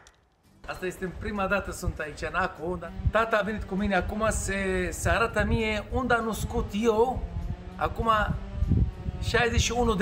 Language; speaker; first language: Romanian; non-native, fluent; Hebrew